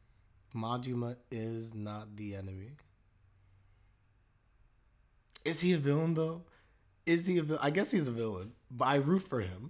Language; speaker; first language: English; native; English